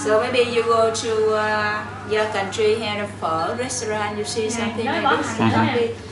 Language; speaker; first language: English; non-native, learner; Vietnamese